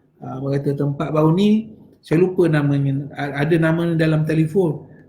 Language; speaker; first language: Malay; native; Malay